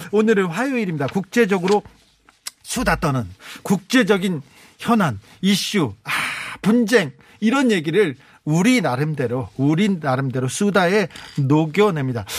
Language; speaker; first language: Korean; native; Korean